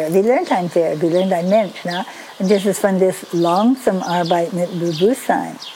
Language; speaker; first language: German; non-native, fluent; English